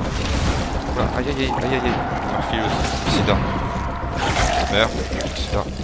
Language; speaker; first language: French; native; French